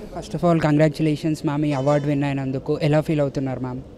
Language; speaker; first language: Telugu; native; Telugu